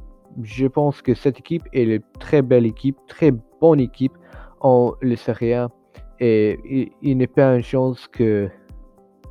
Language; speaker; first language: French; non-native, learner; English